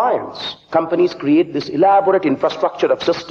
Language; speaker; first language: English; non-native, local second language; Bangla